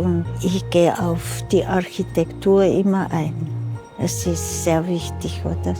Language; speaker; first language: German; early bilingual, heritage; German